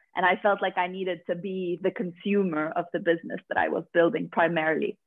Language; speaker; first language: English; non-native, fluent; Arabic